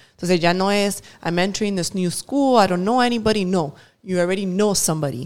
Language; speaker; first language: English; early bilingual, other home language; Spanish